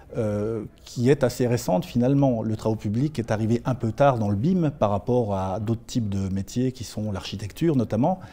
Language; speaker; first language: French; native; French